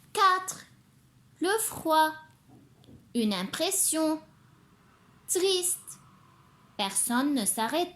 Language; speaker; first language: French; non-native, local second language; Arabic